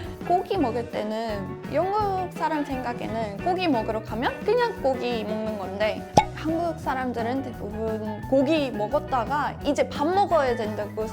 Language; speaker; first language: Korean; non-native, fluent; English